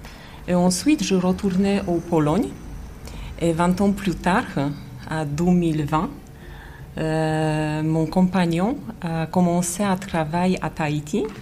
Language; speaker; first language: French; non-native, learner; Polish